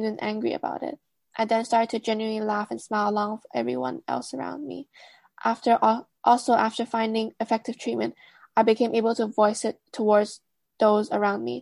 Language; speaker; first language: English; non-native, local second language; Cantonese